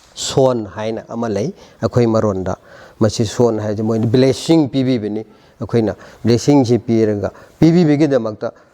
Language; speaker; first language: Manipuri; non-native, local second language; Rongmei Naga